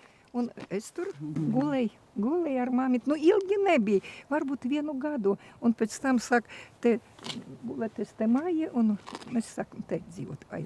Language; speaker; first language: Latvian; non-native, learner; Russian